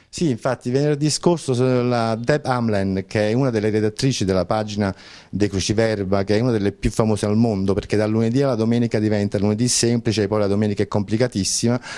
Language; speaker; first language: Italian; native; Italian